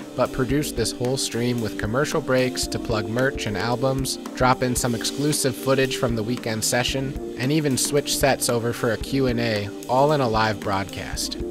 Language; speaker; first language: English; native; English